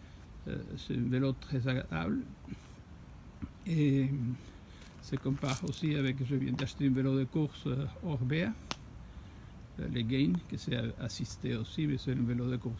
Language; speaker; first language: French; non-native, fluent; Spanish